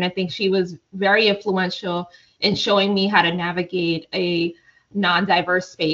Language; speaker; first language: English; native; English